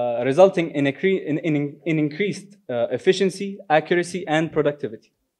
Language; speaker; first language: English; non-native, fluent; Arabic